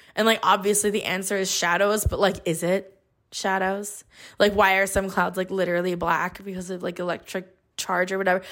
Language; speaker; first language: English; native; English